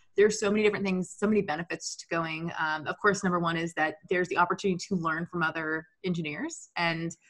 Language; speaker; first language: English; native; English